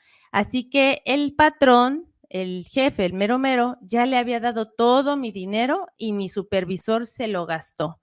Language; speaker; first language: Spanish; native; Spanish